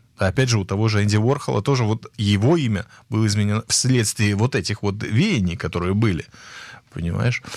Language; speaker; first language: Russian; native; Russian